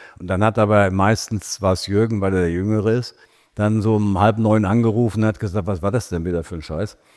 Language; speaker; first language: German; native; German